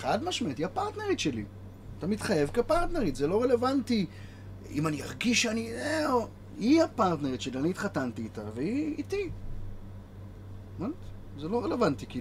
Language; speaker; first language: Hebrew; native; Hebrew